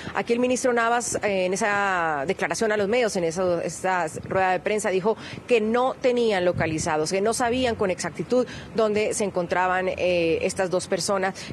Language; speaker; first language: Spanish; native; Spanish